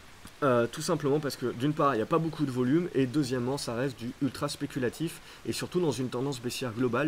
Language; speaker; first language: French; native; French